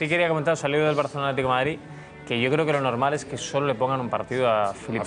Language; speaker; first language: Spanish; native; Spanish